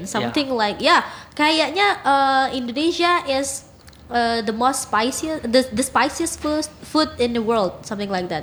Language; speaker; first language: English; non-native, learner; Indonesian